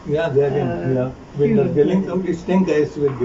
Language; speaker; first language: German; non-native, fluent; Marathi